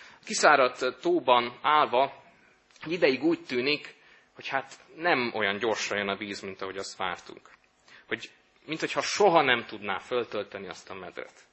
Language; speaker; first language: Hungarian; native; Hungarian